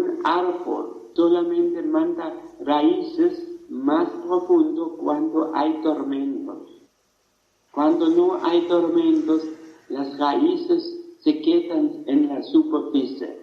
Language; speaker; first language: Spanish; non-native, fluent; German